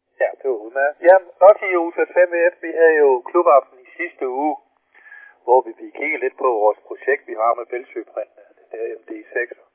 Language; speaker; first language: Danish; native; Danish